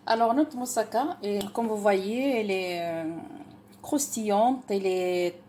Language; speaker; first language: French; non-native, local second language; Arabic